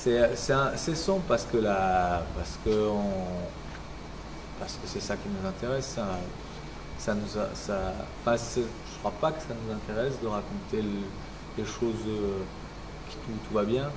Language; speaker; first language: French; native; French